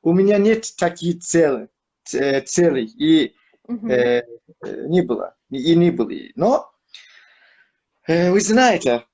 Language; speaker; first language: Russian; non-native, learner; Turkish